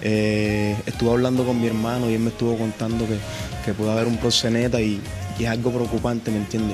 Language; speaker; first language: Spanish; native; Spanish